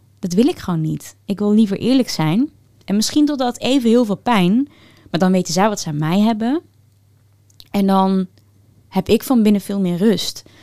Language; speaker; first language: Dutch; early bilingual, other home language; Turkish